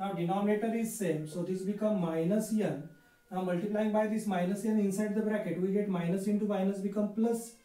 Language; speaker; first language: English; non-native, local second language; Marathi